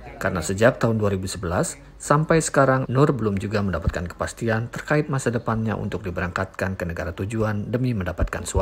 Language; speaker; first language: Indonesian; native; Indonesian